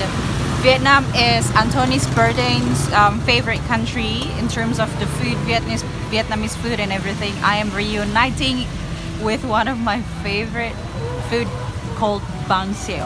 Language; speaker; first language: English; non-native, fluent; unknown